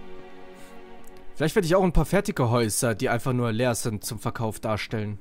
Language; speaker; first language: German; native; German